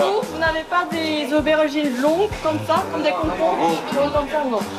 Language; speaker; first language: French; non-native, learner; Korean